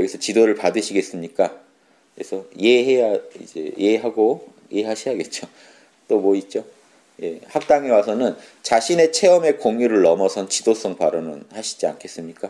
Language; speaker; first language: Korean; native; Korean